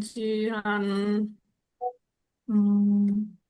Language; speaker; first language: Japanese; non-native, learner; Indonesian